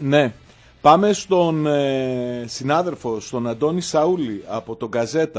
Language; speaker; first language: Greek; native; Greek